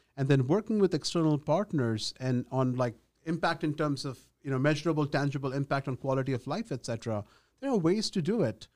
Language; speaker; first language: English; non-native, local second language; Gujarati